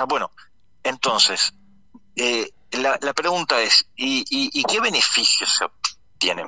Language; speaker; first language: Spanish; native; Spanish